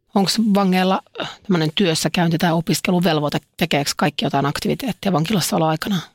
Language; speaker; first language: Finnish; native; Finnish